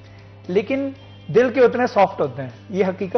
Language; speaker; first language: Hindi; non-native, local second language; Punjabi